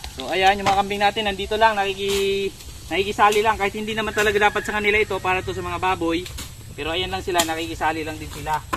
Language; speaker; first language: Filipino; native; Filipino